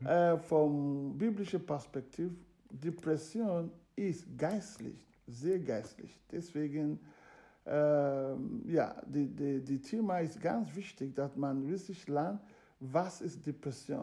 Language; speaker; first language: German; non-native, fluent; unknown